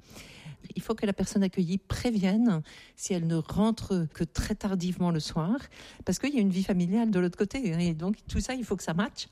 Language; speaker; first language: French; native; French